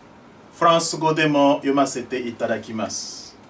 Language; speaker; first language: Japanese; non-native, fluent; French